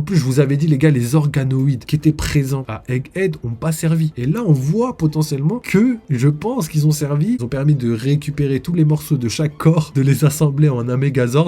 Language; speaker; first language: French; native; French